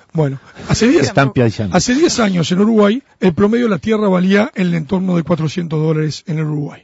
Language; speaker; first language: Spanish; native; Spanish